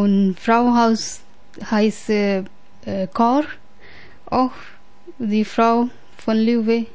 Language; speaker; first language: German; non-native, learner; Punjabi